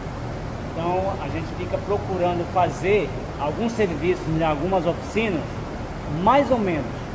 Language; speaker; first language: Portuguese; native; Portuguese